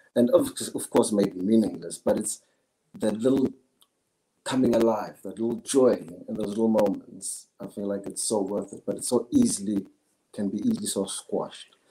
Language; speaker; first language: English; non-native, local second language; Zulu